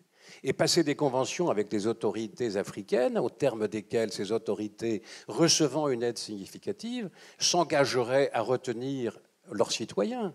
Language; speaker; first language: French; native; French